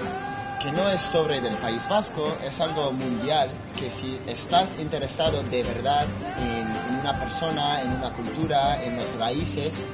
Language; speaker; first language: Spanish; non-native, fluent; English